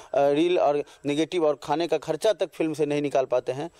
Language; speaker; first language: Hindi; non-native, local second language; Maithili